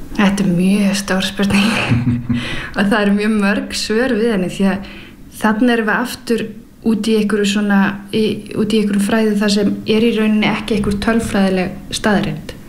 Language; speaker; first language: Icelandic; early bilingual, heritage; Icelandic